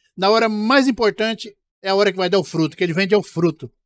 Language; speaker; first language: Portuguese; native; Portuguese